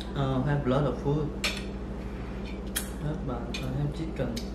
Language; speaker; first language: English; non-native, learner; Vietnamese